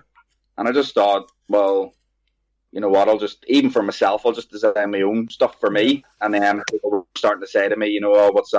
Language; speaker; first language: English; native; English